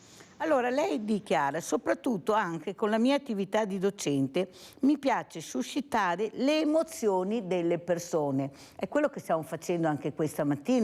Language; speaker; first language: Italian; native; Italian